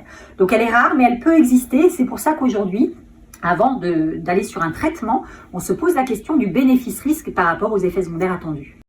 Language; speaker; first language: French; native; French